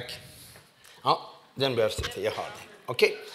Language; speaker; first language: Swedish; non-native, fluent; Persian